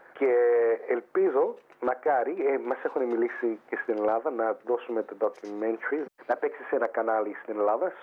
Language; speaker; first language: Greek; early bilingual, heritage; Greek